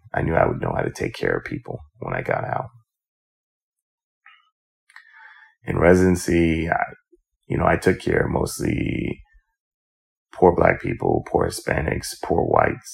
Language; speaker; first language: English; native; English